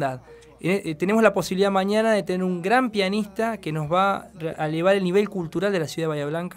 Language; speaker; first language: Spanish; native; Spanish